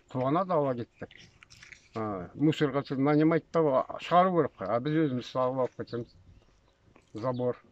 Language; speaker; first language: Kazakh; native; Kazakh